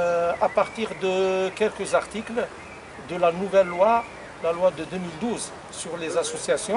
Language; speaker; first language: French; non-native, local second language; Arabic